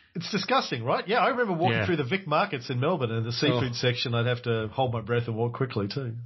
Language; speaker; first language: English; native; English